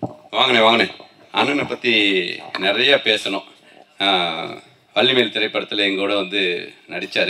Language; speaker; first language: Tamil; native; Tamil